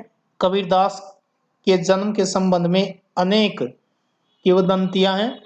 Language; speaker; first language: Hindi; native; Hindi